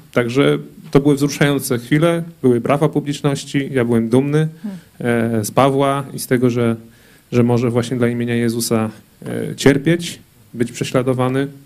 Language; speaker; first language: Polish; native; Polish